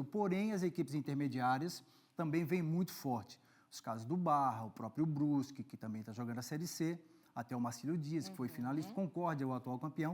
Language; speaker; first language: Portuguese; native; Portuguese